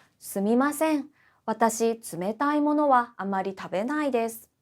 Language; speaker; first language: Japanese; non-native, fluent; Korean